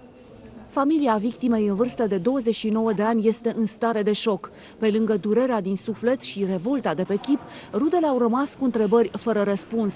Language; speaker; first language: Romanian; native; Romanian